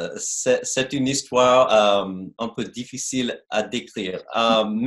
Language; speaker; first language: French; non-native, fluent; English